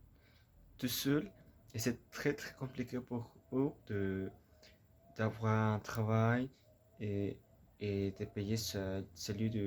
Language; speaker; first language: French; non-native, learner; Spanish